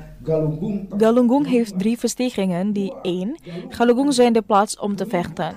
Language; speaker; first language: Dutch; non-native, learner; Indonesian